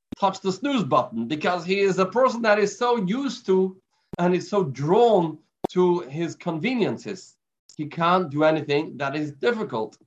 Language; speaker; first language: English; native; English